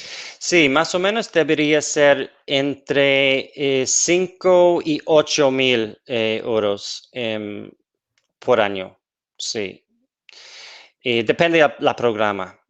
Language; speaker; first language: Spanish; non-native, fluent; English